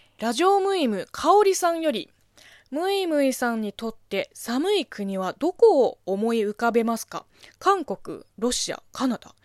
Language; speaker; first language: Japanese; non-native, fluent; Chinese